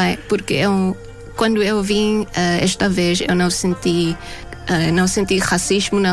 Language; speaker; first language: Portuguese; non-native, fluent; Thai